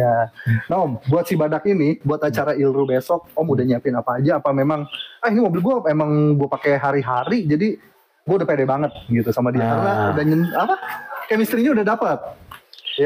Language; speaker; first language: Indonesian; native; Indonesian